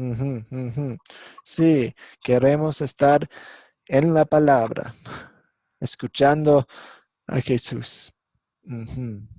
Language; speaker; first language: Spanish; non-native, fluent; English